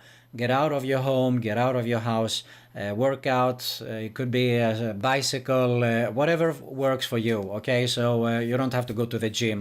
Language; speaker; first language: English; non-native, fluent; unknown